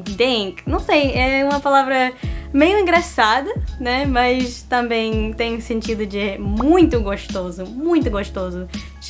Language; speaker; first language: Portuguese; non-native, fluent; English